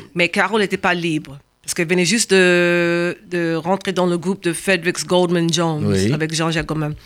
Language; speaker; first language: French; non-native, fluent; English